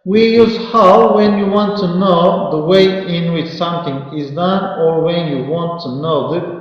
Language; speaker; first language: English; non-native, fluent; Turkish